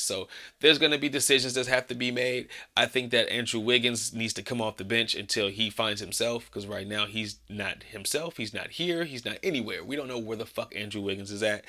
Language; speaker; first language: English; native; English